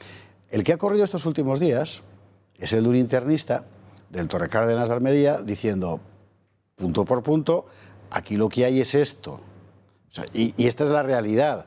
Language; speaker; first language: Spanish; native; Spanish